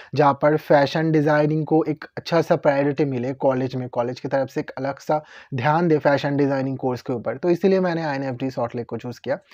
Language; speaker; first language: Hindi; non-native, local second language; Bangla